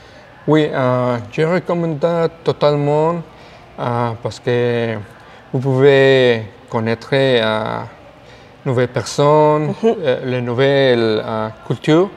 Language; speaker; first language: French; non-native, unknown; Spanish